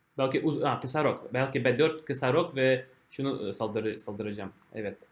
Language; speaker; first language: Turkish; non-native, fluent; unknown